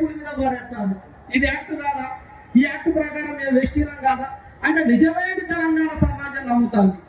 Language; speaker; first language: Telugu; non-native, local second language; Koya